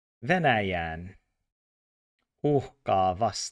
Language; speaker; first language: Finnish; non-native, learner; English